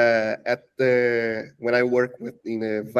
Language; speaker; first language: English; non-native, learner; Portuguese